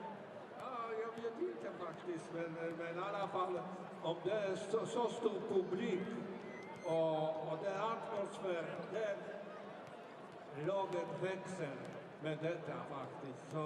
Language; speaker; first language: Swedish; non-native, fluent; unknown